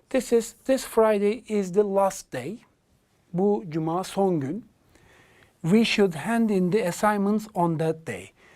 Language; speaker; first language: English; non-native, fluent; Turkish